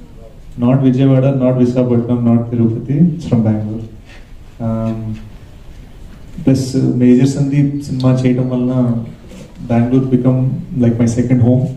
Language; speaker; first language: Telugu; early bilingual, heritage; Telugu